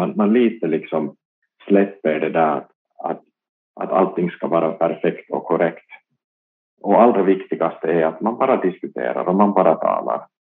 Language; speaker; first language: Swedish; non-native, local second language; Finnish